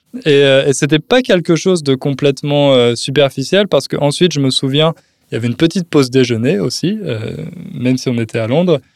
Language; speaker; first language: French; native; French